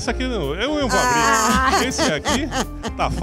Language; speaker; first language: Portuguese; native; Portuguese